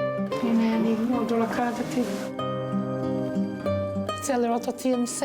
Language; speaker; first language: Hebrew; non-native, fluent; English